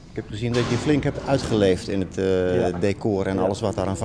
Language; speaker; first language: Dutch; native; Dutch